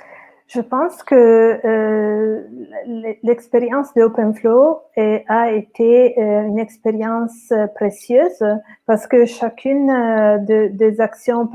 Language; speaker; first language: French; non-native, fluent; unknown